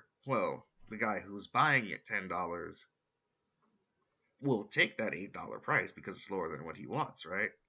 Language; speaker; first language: English; native; English